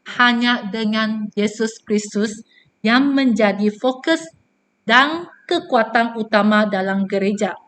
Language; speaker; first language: Malay; non-native, local second language; Chinese